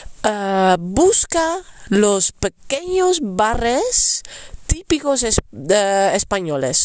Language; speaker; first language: Spanish; non-native, fluent; Dutch